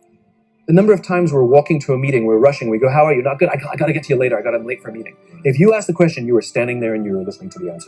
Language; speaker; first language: English; native; English